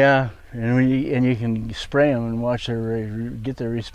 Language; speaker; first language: English; native; English